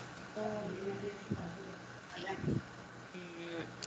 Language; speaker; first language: English; non-native, learner; Spanish